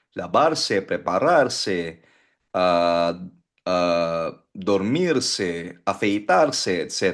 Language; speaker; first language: Spanish; non-native, fluent; Filipino